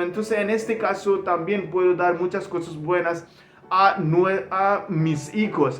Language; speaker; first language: Spanish; non-native, learner; Hindi